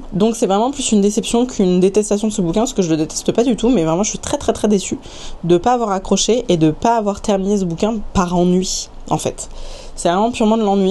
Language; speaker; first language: French; native; French